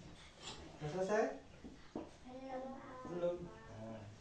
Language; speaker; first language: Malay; non-native, local second language; Javanese